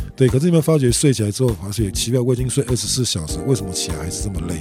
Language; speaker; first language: Chinese; native; Chinese